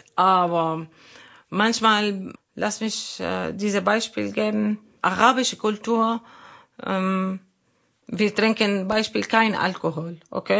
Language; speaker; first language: German; non-native, learner; Arabic